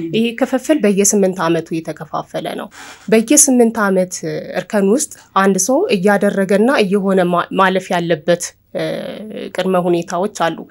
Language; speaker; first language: Amharic; non-native, local second language; Oromo